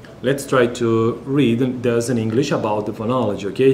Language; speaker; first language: English; non-native, learner; Portuguese